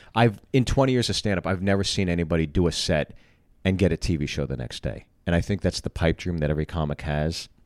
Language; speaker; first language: English; native; English